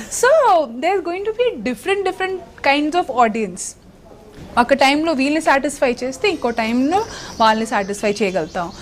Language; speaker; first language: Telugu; non-native, local second language; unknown